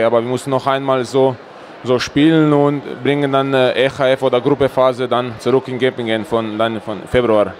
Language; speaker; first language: German; non-native, fluent; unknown